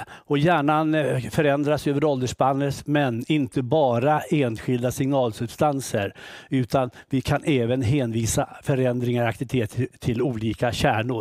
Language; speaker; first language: Swedish; native; Swedish